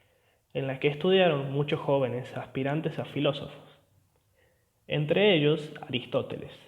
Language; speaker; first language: Spanish; native; Spanish